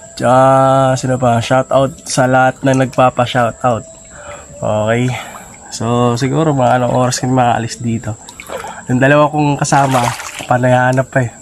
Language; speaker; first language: Filipino; non-native, local second language; Hiligaynon